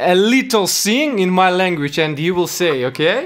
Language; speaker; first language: English; non-native, learner; Russian